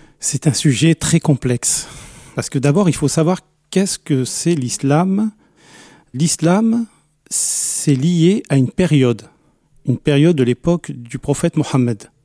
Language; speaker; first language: French; early bilingual, other home language; Arabic